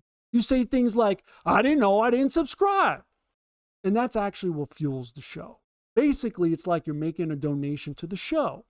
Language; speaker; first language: English; native; English